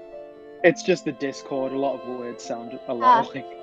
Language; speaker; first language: English; native; English